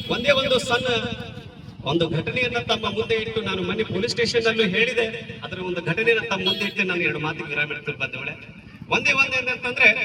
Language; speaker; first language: Kannada; native; Kannada